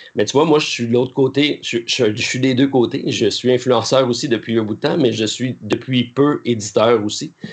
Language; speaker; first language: French; native; French